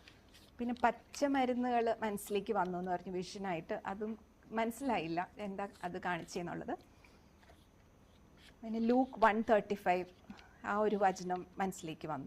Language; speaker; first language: Malayalam; native; Malayalam